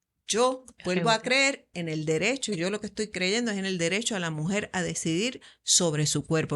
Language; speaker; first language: Spanish; native; Spanish